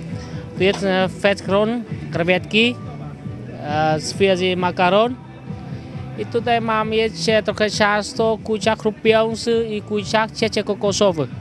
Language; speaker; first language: Polish; non-native, learner; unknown